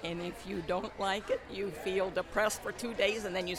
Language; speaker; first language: English; non-native, fluent; Spanish